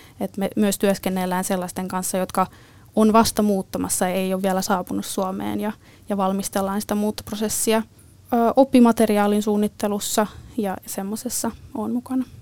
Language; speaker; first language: Finnish; native; Finnish